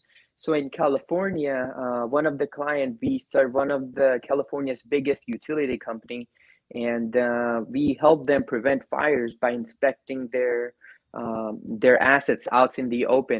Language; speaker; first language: English; non-native, local second language; Gujarati